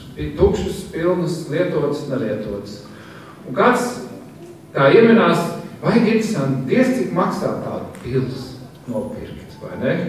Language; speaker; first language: Latvian; early bilingual, heritage; Latvian